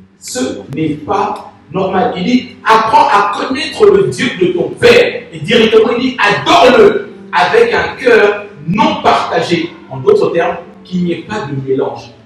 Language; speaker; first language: French; non-native, local second language; Lingala